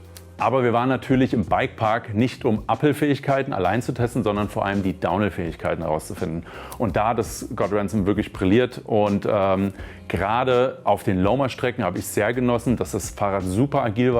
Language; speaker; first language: German; native; German